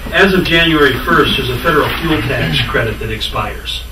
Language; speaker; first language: English; native; English